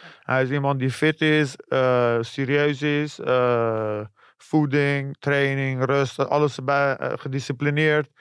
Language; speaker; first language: Dutch; early bilingual, other home language; Persian